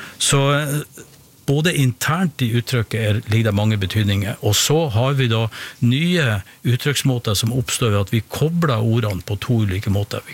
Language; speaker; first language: Norwegian; native; Norwegian